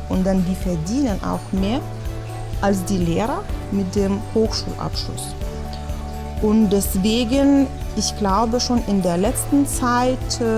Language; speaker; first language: German; non-native, fluent; Lithuanian